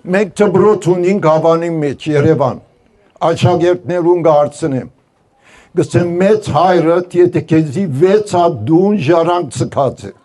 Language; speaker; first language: Armenian; non-native, local second language; Turkish